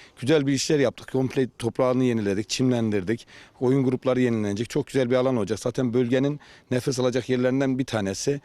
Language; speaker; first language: Turkish; native; Turkish